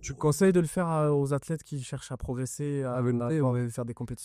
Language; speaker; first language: French; native; French